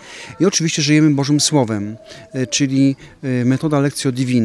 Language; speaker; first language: Polish; native; Polish